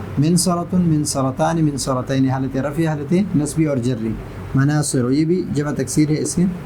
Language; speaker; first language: Urdu; non-native, local second language; Pashto